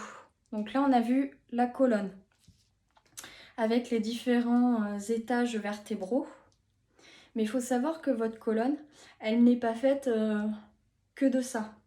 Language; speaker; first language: French; native; French